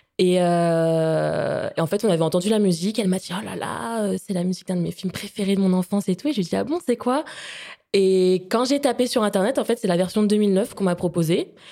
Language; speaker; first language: French; native; French